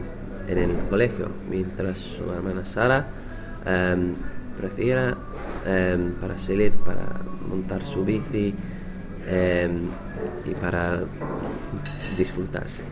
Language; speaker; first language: Spanish; non-native, learner; English